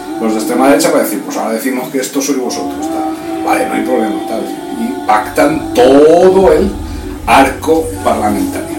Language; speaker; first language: Spanish; native; Spanish